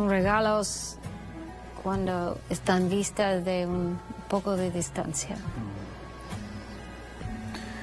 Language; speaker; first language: Spanish; non-native, fluent; English